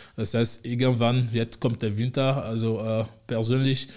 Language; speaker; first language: German; non-native, fluent; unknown